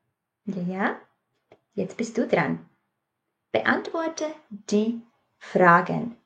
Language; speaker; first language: German; non-native, fluent; Latvian